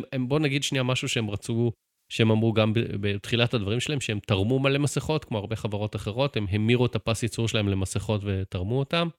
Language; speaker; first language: Hebrew; native; Hebrew